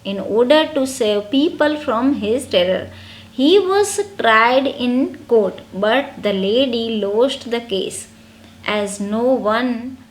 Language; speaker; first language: English; non-native, local second language; Gujarati